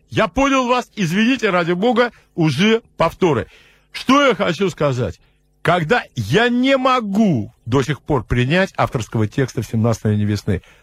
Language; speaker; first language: Russian; native; Russian